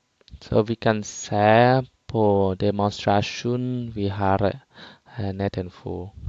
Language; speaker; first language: Norwegian; non-native, fluent; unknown